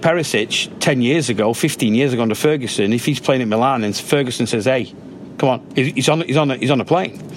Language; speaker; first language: English; native; English